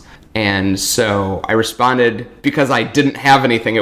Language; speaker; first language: English; native; English